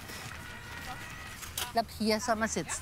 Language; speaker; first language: German; native; German